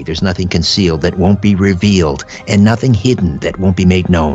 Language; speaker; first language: English; native; English